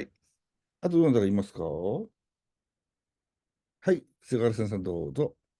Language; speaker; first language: Japanese; native; Japanese